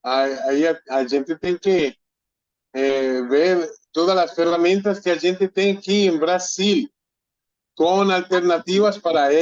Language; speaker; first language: Portuguese; non-native, fluent; Spanish